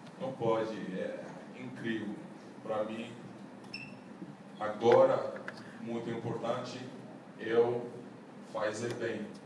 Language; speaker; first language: Portuguese; non-native, learner; English